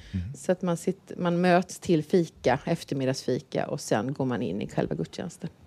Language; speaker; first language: Swedish; native; Swedish